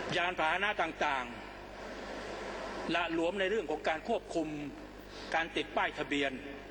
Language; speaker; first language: Thai; non-native, local second language; Pattani Malay